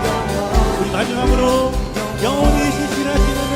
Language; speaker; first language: Korean; native; Korean